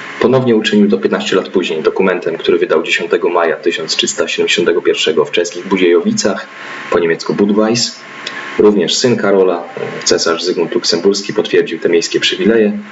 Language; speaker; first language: Polish; native; Polish